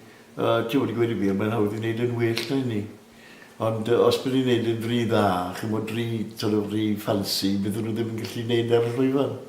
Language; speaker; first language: Welsh; native; Welsh